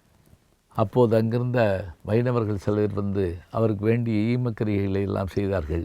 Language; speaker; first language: Tamil; native; Tamil